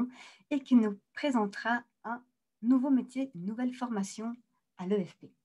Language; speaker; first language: French; native; French